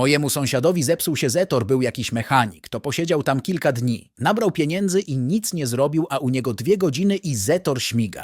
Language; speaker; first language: Polish; native; Polish